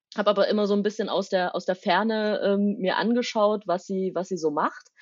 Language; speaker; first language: German; native; German